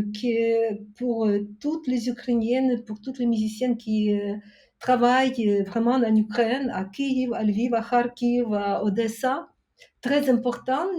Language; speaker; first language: French; non-native, fluent; Ukrainian